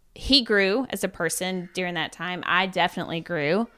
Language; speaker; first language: English; native; English